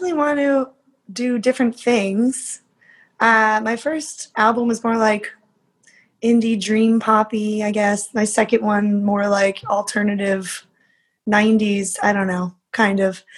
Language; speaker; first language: English; native; English